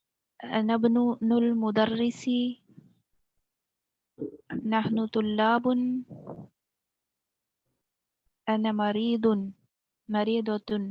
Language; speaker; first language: Arabic; non-native, learner; Urdu